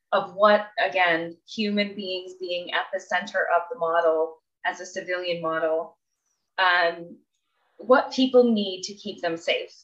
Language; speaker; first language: English; native; English